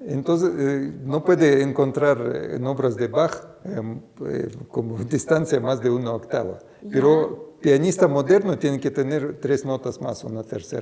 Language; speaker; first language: Spanish; non-native, fluent; Russian